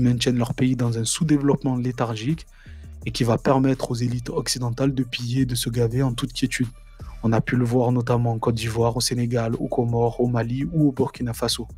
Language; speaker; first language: French; native; French